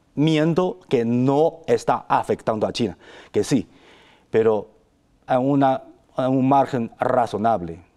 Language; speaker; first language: Spanish; non-native, fluent; Chinese